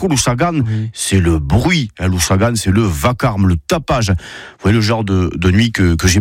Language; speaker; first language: French; native; French